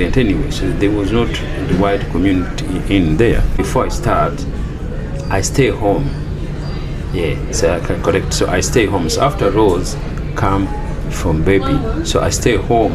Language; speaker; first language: English; non-native, local second language; Kinyarwanda